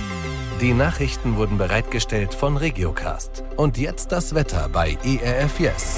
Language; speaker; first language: German; native; German